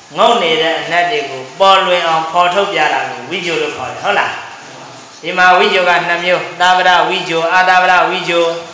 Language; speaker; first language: Burmese; native; Burmese